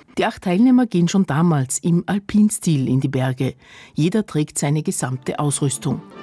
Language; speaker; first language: German; native; German